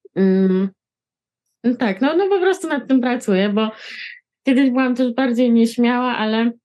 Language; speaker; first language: Polish; native; Polish